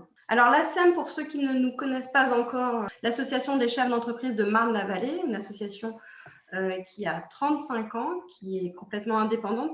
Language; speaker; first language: French; native; French